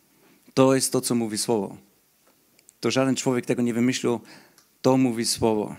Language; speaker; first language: Polish; non-native, fluent; German